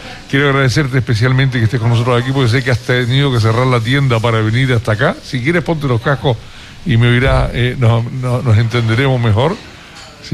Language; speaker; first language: Spanish; native; Spanish